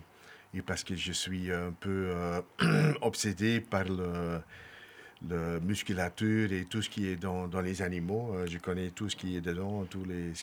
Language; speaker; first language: French; non-native, local second language; Dutch